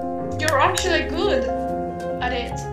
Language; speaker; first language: English; non-native, fluent; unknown